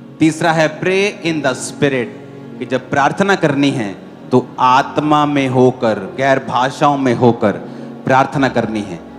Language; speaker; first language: Hindi; non-native, local second language; Punjabi